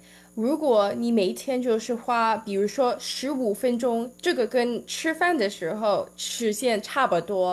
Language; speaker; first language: Chinese; early bilingual, heritage; Chinese